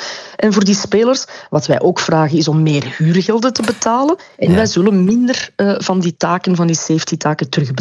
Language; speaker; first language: Dutch; native; Dutch